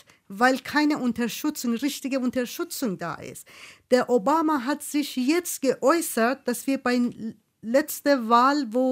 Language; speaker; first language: German; non-native, fluent; Persian